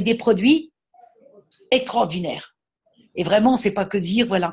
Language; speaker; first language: French; native; French